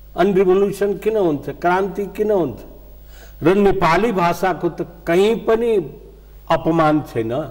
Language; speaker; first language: Nepali; non-native, local second language; Maithili